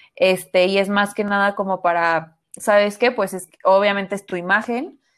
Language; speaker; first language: Spanish; native; Spanish